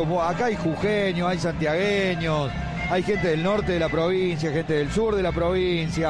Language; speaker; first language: Spanish; native; Spanish